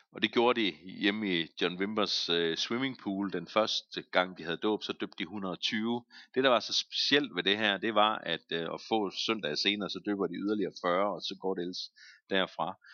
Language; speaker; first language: Danish; native; Danish